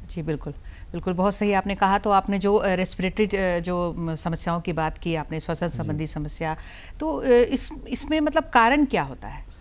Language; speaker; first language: Hindi; native; Hindi